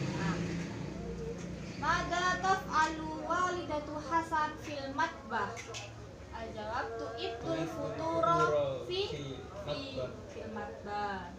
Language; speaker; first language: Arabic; non-native, learner; Indonesian